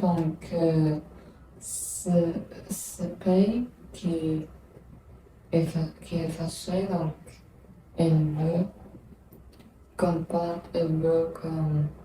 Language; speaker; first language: French; non-native, learner; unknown